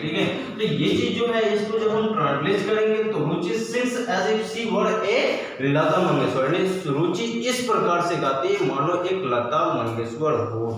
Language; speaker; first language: Hindi; native; Hindi